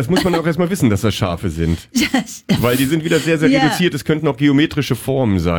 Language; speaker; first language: German; native; German